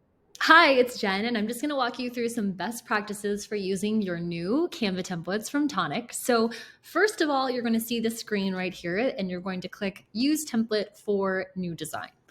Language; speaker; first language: English; native; English